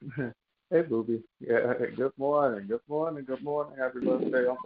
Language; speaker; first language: English; native; English